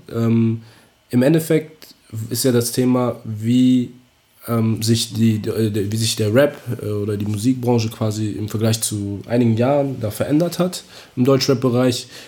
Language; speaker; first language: German; native; German